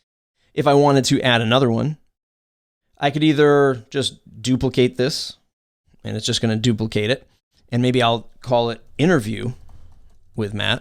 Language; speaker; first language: English; native; English